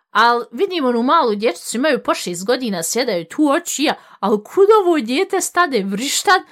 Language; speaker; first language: Bosnian; early bilingual, heritage; Bosnian